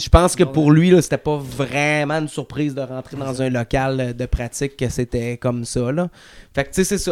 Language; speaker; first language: French; native; French